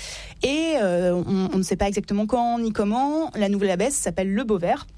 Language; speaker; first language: French; native; French